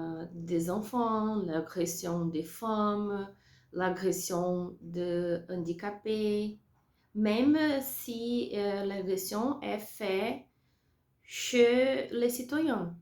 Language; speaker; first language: French; non-native, learner; Portuguese